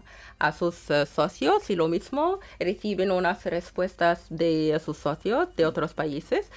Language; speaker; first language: Spanish; non-native, fluent; Arabic